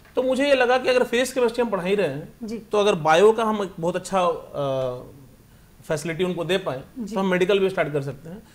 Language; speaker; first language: Hindi; native; Hindi